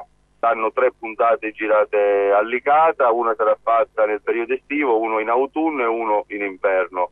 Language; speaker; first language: Italian; native; Italian